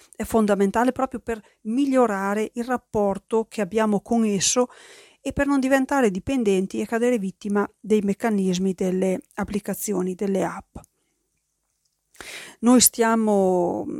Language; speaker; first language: Italian; native; Italian